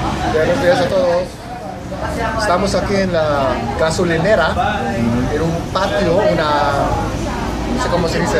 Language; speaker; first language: Spanish; non-native, fluent; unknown